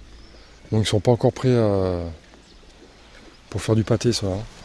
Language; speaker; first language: French; native; French